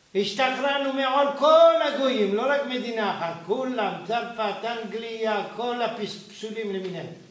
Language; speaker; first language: Hebrew; non-native, fluent; French